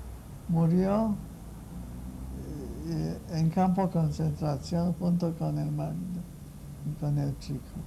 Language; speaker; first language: Spanish; non-native, fluent; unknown